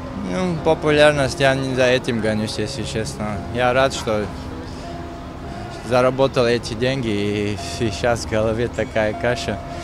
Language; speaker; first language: Russian; non-native, local second language; Chechen